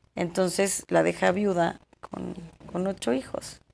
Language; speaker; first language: Spanish; native; Spanish